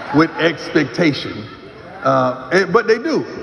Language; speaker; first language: English; native; English